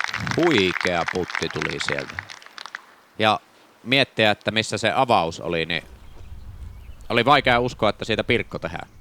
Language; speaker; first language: Finnish; native; Finnish